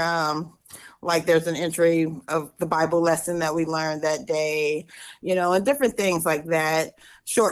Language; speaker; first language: English; native; English